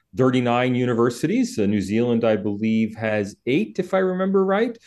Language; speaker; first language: English; native; English